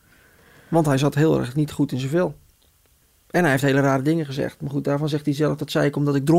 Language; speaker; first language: Dutch; native; Dutch